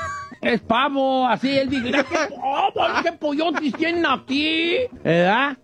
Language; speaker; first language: Spanish; native; Spanish